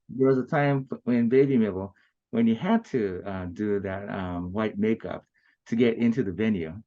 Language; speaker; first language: English; early bilingual, other home language; Japanese